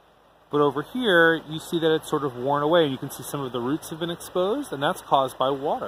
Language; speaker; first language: English; native; English